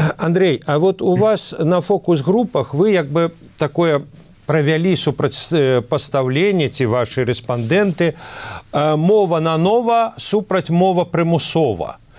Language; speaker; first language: Belarusian; non-native, local second language; Russian